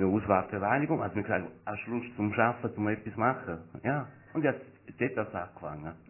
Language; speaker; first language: German; non-native, learner; Italian